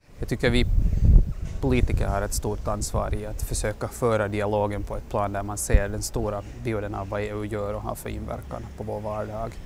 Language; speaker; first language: Swedish; native; Swedish